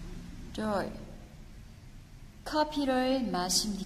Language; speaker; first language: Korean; non-native, fluent; Vietnamese